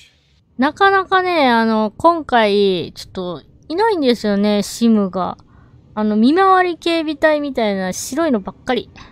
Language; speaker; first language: Japanese; native; Japanese